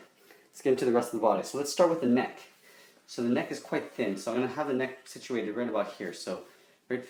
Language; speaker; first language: English; native; English